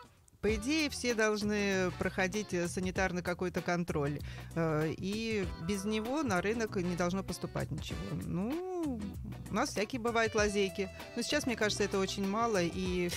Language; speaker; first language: Russian; native; Russian